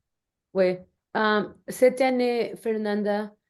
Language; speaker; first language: French; non-native, learner; Spanish